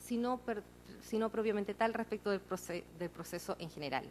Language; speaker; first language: Spanish; native; Spanish